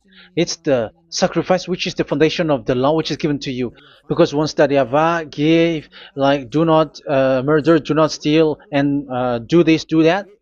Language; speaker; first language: English; non-native, fluent; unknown